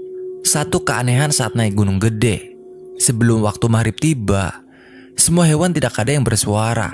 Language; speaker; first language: Indonesian; native; Indonesian